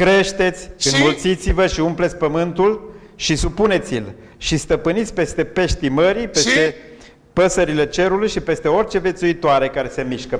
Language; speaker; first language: Romanian; native; Romanian